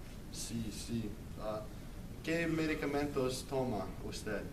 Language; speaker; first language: Spanish; non-native, learner; English